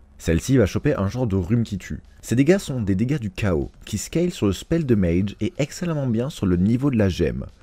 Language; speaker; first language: French; native; French